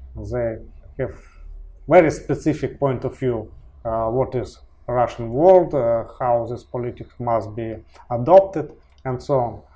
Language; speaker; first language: English; non-native, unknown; Russian